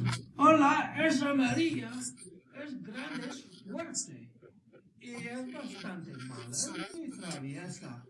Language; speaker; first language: Spanish; early bilingual, heritage; Spanish